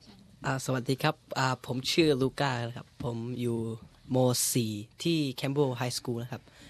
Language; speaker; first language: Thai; early bilingual, heritage; English